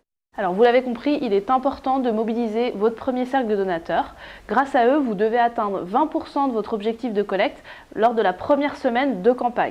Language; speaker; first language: French; native; French